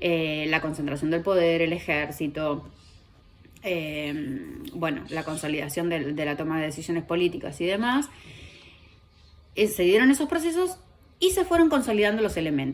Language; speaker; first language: Spanish; native; Spanish